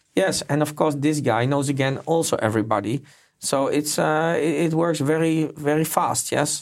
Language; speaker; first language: English; non-native, fluent; Polish